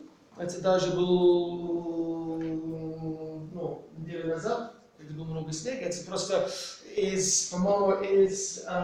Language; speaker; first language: Russian; non-native, fluent; English